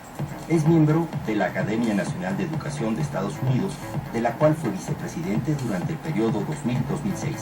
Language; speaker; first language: Spanish; native; Spanish